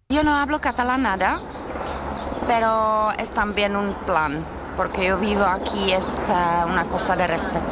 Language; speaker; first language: Spanish; non-native, learner; Czech